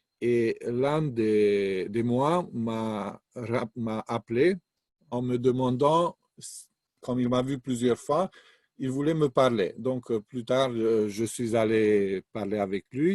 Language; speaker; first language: French; non-native, fluent; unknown